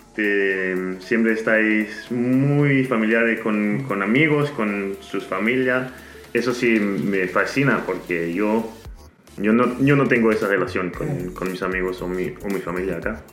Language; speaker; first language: Spanish; non-native, fluent; Danish